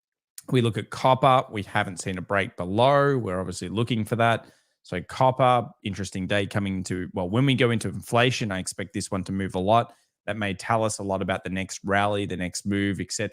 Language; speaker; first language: English; native; English